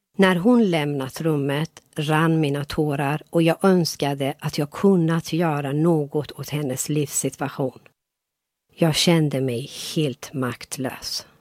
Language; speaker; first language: Swedish; non-native, fluent; Persian